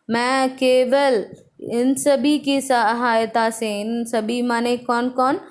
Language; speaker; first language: Hindi; non-native, local second language; Malayalam